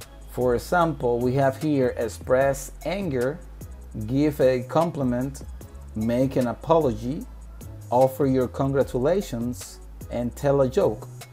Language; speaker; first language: English; non-native, fluent; Spanish